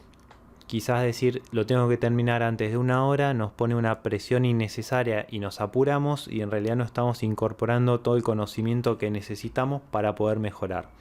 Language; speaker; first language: Spanish; native; Spanish